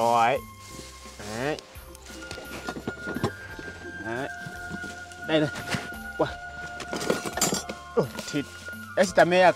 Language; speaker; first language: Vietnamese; non-native, fluent; Portuguese